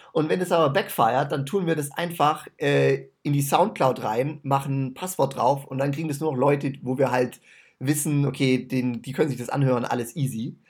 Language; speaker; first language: German; native; German